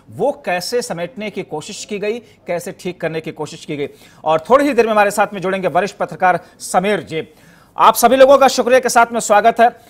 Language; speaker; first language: Hindi; native; Hindi